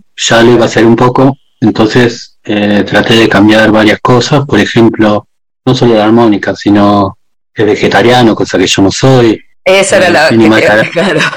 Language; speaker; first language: Spanish; native; Spanish